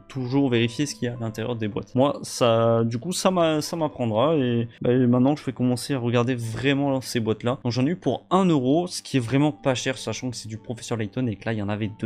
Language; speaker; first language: French; native; French